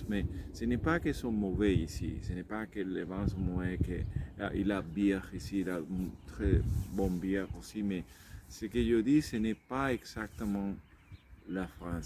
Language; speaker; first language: French; non-native, learner; Spanish